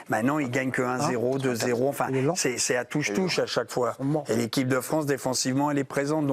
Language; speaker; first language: French; native; French